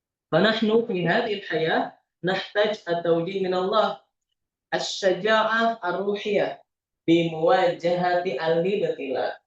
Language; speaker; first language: Arabic; non-native, fluent; Indonesian